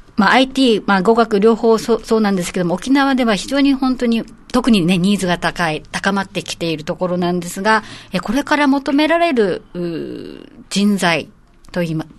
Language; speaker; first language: Japanese; native; Japanese